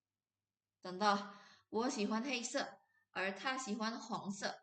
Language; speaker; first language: Chinese; non-native, fluent; Indonesian